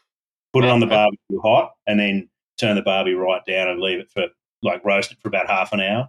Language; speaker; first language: English; native; English